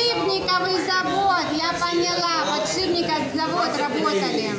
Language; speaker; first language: Russian; non-native, learner; Vietnamese